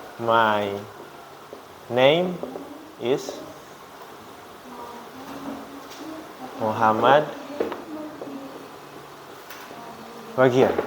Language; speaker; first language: English; non-native, fluent; Indonesian